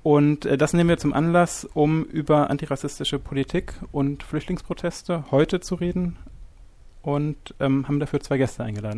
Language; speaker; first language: German; native; German